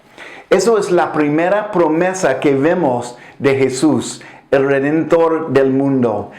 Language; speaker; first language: Spanish; non-native, fluent; English